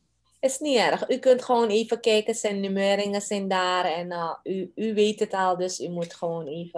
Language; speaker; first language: Dutch; non-native, local second language; Caribbean Hindustani